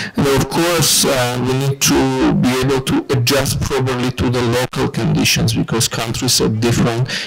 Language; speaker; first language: English; non-native, fluent; Armenian